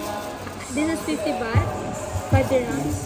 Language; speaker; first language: English; non-native, local second language; Filipino